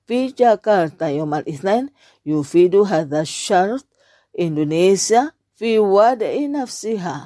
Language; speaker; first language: Arabic; non-native, fluent; Indonesian